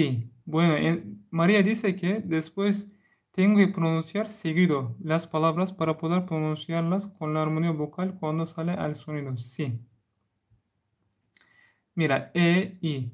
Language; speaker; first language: Spanish; non-native, learner; Turkish